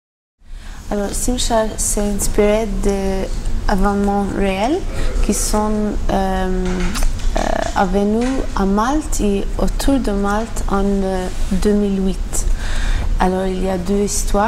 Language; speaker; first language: French; non-native, learner; Maltese